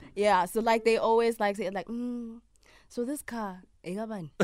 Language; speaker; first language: English; non-native, local second language; Zulu